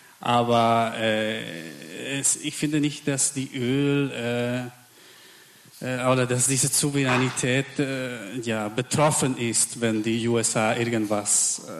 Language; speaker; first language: German; non-native, fluent; Spanish